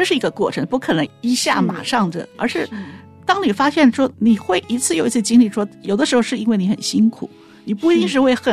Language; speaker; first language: Chinese; native; Chinese